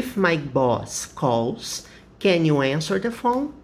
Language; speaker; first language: English; non-native, fluent; Portuguese